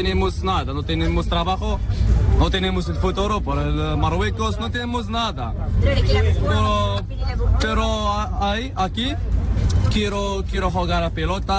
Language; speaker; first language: Spanish; non-native, learner; Arabic